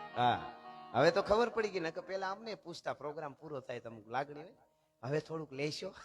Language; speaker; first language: Gujarati; native; Gujarati